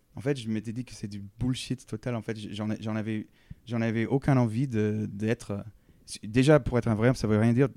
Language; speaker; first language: French; non-native, fluent; English